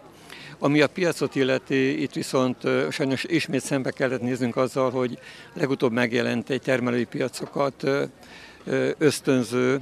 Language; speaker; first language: Hungarian; native; Hungarian